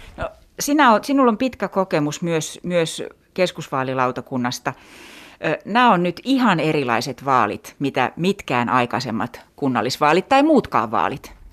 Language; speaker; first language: Finnish; native; Finnish